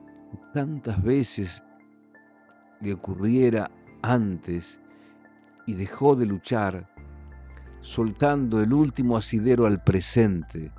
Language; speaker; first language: Spanish; native; Spanish